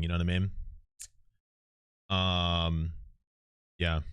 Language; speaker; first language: English; native; English